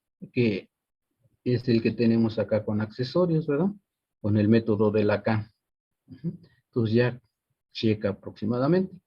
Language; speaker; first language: Spanish; native; Spanish